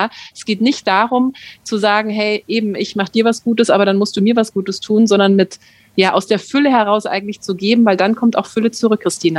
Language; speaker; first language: German; native; German